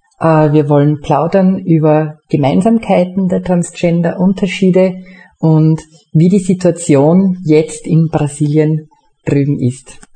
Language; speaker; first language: German; native; German